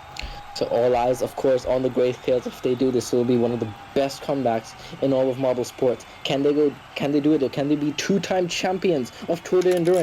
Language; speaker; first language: English; native; English